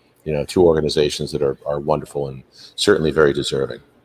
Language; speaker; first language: English; native; English